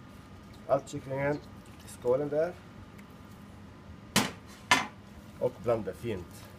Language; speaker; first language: Swedish; non-native, learner; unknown